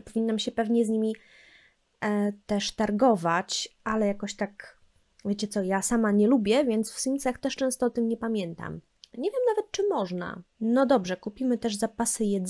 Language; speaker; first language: Polish; native; Polish